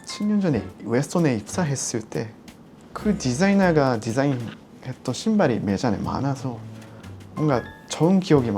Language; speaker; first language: Korean; non-native, fluent; Japanese